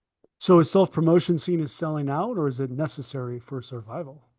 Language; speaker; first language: English; native; English